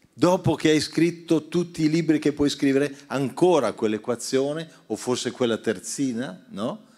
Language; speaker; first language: Italian; native; Italian